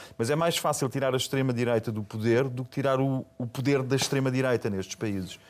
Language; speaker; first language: Portuguese; non-native, fluent; German